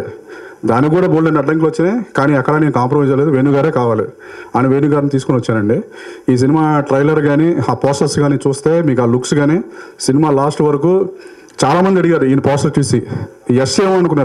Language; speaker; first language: Telugu; native; Telugu